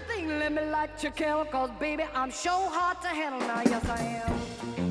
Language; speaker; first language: German; native; German